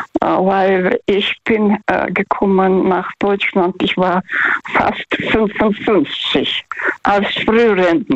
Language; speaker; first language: German; non-native, fluent; Russian